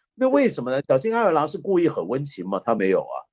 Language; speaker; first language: Chinese; non-native, local second language; Cantonese